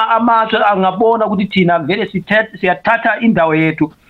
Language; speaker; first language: Zulu; non-native, fluent; Tumbuka